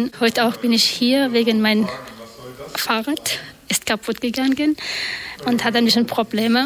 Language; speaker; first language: German; non-native, learner; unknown